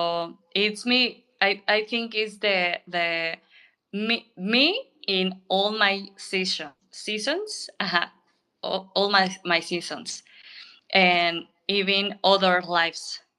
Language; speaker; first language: English; non-native, learner; Spanish